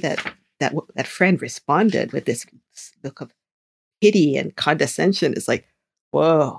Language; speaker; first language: English; native; English